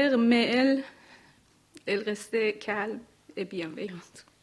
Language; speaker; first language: French; non-native, learner; Persian